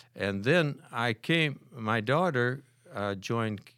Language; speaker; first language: English; native; English